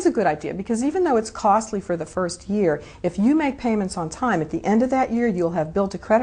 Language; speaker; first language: English; native; English